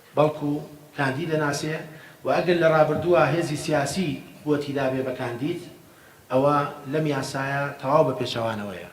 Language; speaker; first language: Central Kurdish; native; Central Kurdish